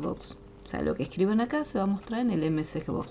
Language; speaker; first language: Spanish; native; Spanish